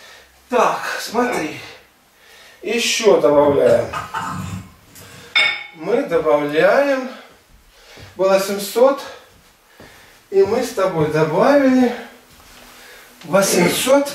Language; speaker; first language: Russian; native; Russian